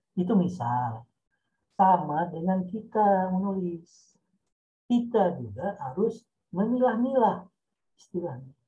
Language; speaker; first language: Indonesian; non-native, local second language; Minangkabau